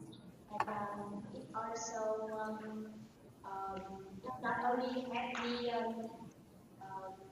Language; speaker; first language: English; non-native, learner; Vietnamese